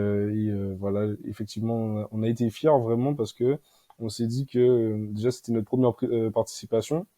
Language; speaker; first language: French; native; French